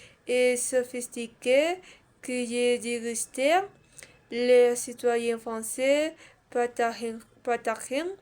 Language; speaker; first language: French; non-native, learner; Spanish